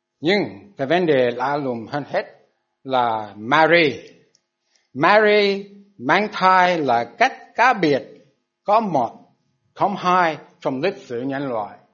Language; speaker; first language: Vietnamese; non-native, fluent; English